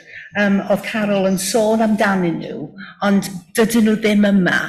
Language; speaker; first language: Welsh; native; Welsh